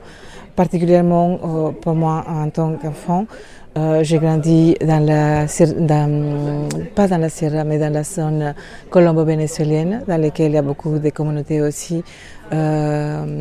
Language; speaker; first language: French; non-native, fluent; Spanish